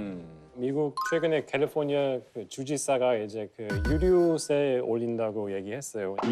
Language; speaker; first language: Korean; non-native, fluent; English